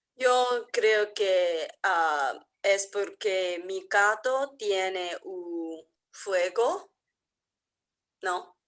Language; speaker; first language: Spanish; non-native, learner; English